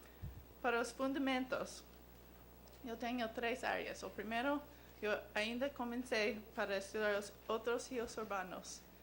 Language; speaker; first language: Portuguese; non-native, learner; English